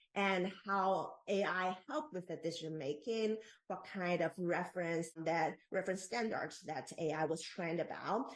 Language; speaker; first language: English; non-native, fluent; Chinese